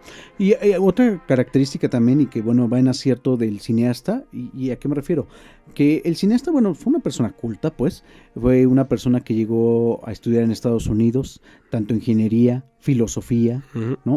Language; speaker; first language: Spanish; native; Spanish